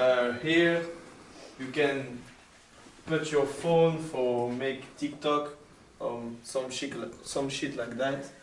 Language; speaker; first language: English; non-native, learner; French